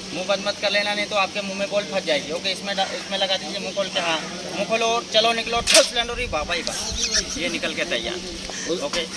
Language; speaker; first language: Hindi; native; Hindi